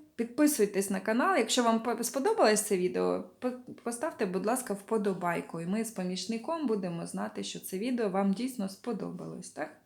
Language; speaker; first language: Ukrainian; non-native, local second language; Russian